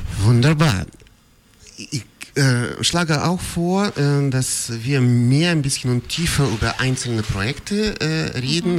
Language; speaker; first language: German; non-native, fluent; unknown